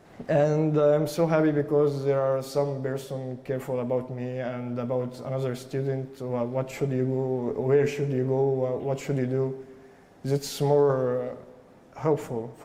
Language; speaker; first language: English; non-native, learner; Arabic